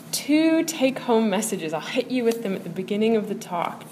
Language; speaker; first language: English; native; English